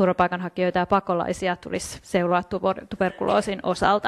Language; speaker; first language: Finnish; native; Finnish